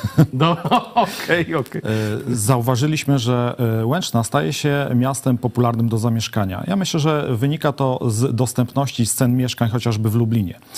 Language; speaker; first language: Polish; native; Polish